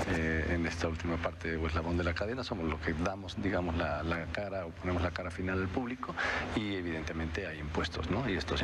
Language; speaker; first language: Spanish; native; Spanish